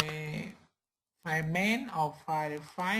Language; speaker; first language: English; non-native, learner; Vietnamese